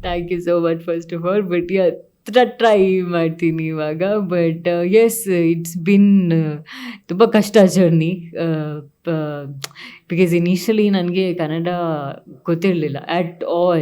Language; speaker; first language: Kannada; non-native, learner; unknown